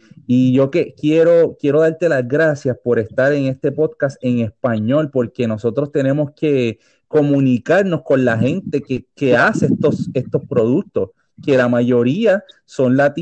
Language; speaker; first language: Spanish; native; Spanish